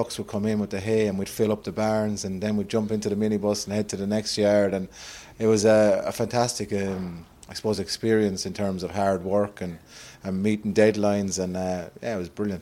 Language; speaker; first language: English; native; English